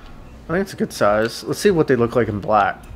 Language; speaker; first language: English; native; English